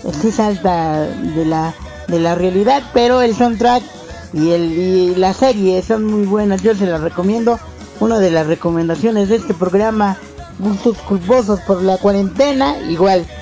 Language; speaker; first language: Spanish; native; Spanish